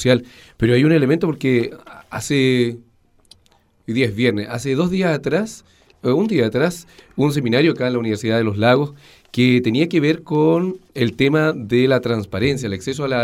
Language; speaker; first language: Spanish; native; Spanish